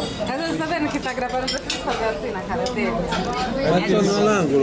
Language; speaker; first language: Italian; non-native, learner; Portuguese